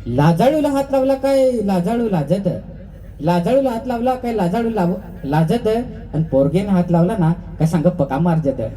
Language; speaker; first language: Marathi; native; Marathi